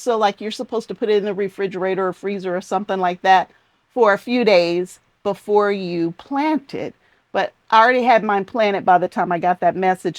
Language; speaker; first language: English; native; English